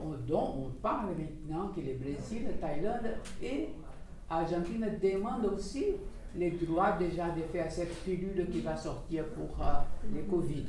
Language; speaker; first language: French; non-native, fluent; Portuguese